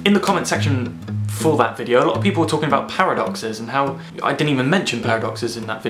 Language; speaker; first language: English; native; English